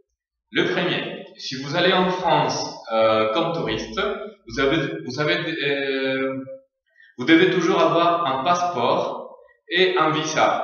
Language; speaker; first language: French; non-native, fluent; Spanish